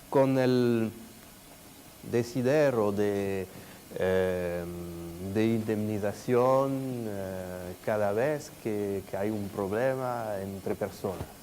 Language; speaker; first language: Spanish; non-native, fluent; French